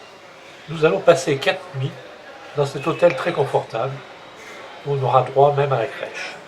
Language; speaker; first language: French; native; French